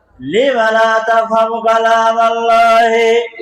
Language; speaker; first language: Arabic; non-native, fluent; Bangla